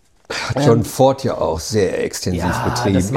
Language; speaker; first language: German; native; German